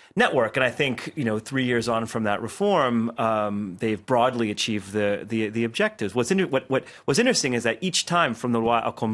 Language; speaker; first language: English; native; English